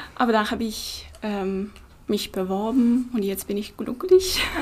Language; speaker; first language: German; non-native, fluent; Russian